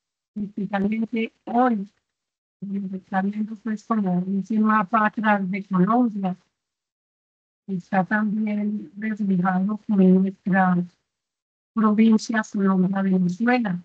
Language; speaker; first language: Spanish; native; Spanish